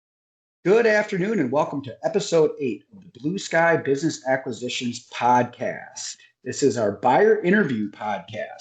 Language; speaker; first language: English; native; English